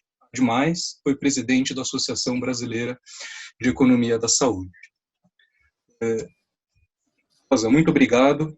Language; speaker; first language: Portuguese; native; Portuguese